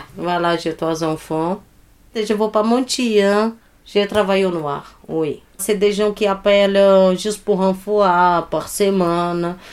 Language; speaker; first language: French; early bilingual, other home language; Portuguese